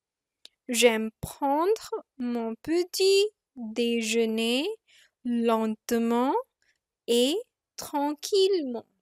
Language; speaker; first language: French; non-native, fluent; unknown